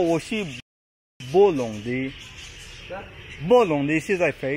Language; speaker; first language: Chinese; non-native, learner; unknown